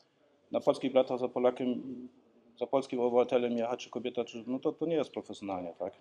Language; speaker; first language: Polish; early bilingual, heritage; Polish